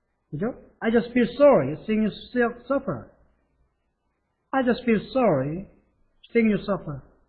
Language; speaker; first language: English; non-native, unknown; Korean